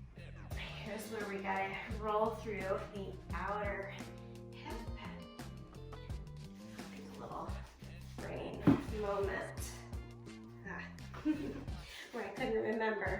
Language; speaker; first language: English; native; English